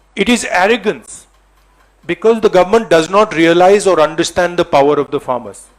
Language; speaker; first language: English; non-native, local second language; Hindi